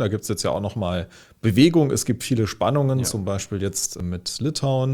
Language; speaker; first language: German; native; German